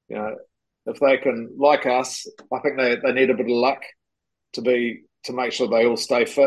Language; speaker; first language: English; native; English